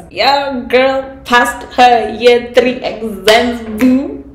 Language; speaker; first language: English; non-native, local second language; Tswana